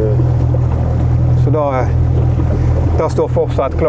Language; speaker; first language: Norwegian; native; Norwegian